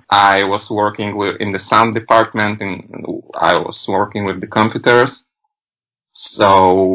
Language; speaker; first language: English; non-native, fluent; Polish